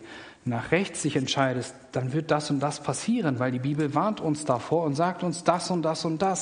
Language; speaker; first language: German; native; German